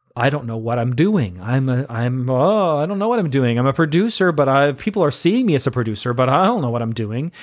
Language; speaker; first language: English; native; English